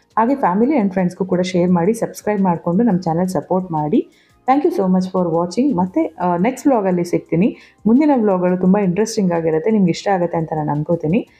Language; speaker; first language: Kannada; native; Kannada